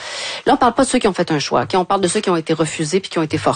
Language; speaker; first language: French; native; French